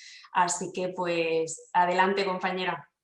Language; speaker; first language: Spanish; native; Spanish